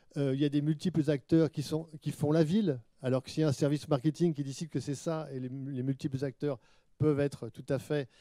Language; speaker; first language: French; native; French